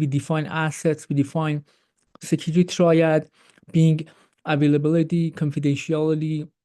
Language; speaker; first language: English; non-native, fluent; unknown